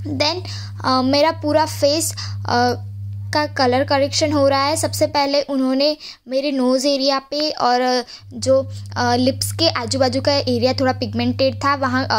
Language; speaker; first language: Hindi; non-native, local second language; Gujarati